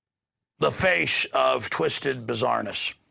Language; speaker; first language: English; native; English